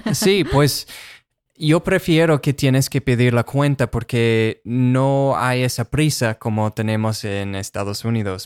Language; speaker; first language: Spanish; non-native, fluent; English